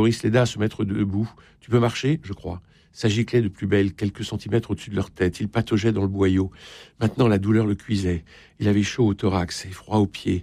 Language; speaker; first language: French; native; French